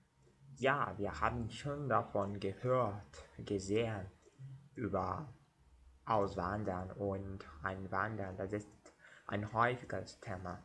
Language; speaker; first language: German; non-native, learner; Portuguese